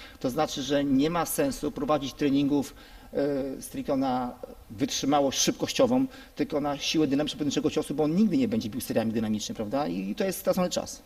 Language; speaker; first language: Polish; native; Polish